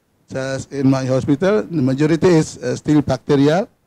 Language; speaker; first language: English; non-native, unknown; Indonesian